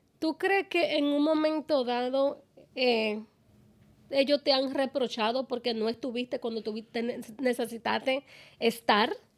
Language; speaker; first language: Spanish; native; Spanish